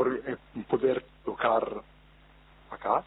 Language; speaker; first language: Spanish; non-native, fluent; Italian